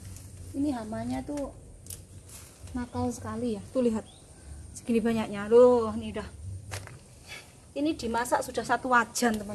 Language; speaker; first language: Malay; non-native, local second language; Javanese